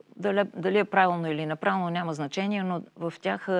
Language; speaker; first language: Bulgarian; native; Bulgarian